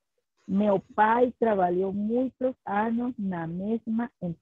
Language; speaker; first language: Portuguese; non-native, learner; Spanish